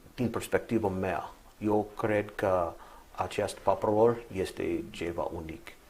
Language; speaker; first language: Romanian; non-native, learner; English